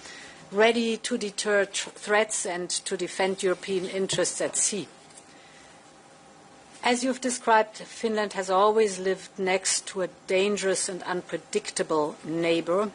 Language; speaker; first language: English; non-native, fluent; German